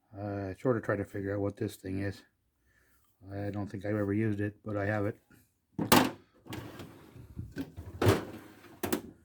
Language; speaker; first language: English; native; English